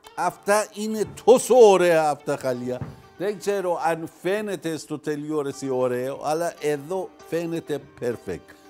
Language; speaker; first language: Greek; non-native, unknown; Persian